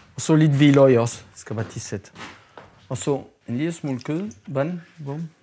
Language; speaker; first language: Danish; non-native, fluent; French